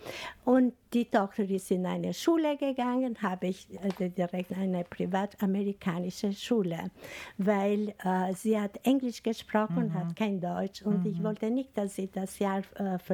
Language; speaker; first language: German; non-native, fluent; Albanian